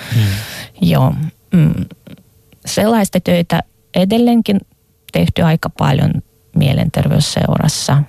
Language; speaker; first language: Finnish; non-native, fluent; Russian